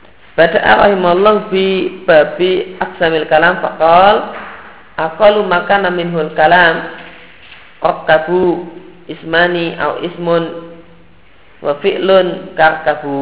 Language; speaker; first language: Arabic; non-native, fluent; Indonesian